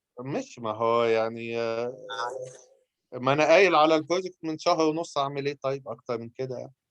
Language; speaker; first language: Arabic; native; Arabic